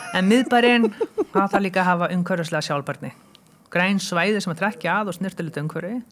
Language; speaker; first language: Icelandic; early bilingual, heritage; Icelandic